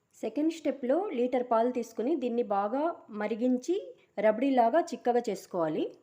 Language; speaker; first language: Telugu; non-native, local second language; Urdu